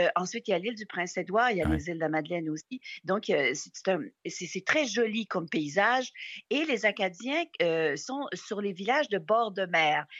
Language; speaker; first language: French; native; French